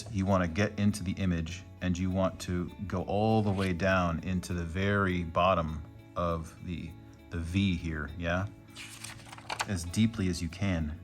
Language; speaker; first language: English; native; English